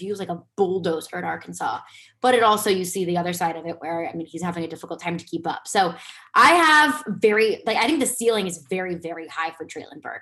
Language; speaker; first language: English; native; English